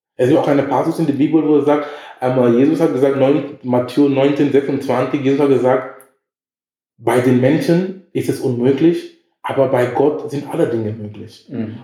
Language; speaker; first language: German; non-native, fluent; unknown